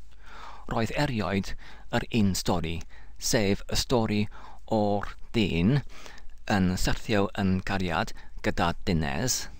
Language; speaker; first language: Welsh; non-native, learner; English